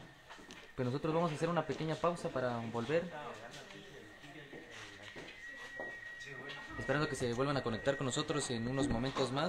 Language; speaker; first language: Spanish; native; Spanish